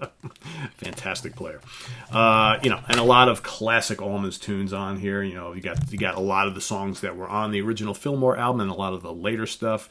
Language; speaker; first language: English; native; English